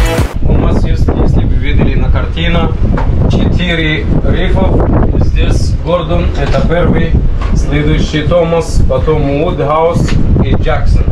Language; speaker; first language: Russian; non-native, learner; Arabic